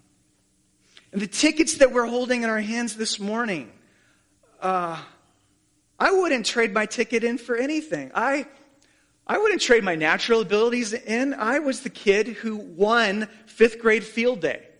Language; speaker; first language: English; native; English